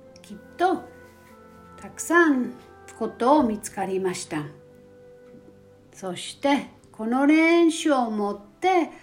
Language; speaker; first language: Japanese; non-native, fluent; German